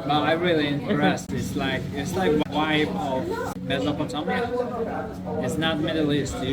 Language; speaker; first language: English; non-native, learner; Turkish